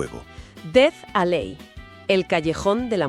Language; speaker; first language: Spanish; native; Spanish